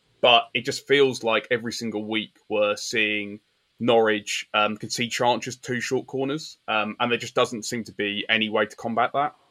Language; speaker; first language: English; native; English